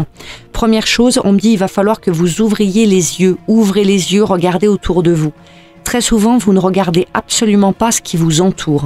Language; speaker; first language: French; native; French